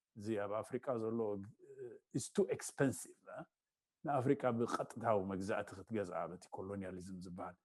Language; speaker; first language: Tigrinya; native; Tigrinya